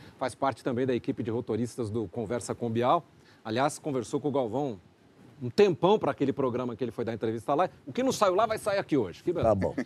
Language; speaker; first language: Portuguese; native; Portuguese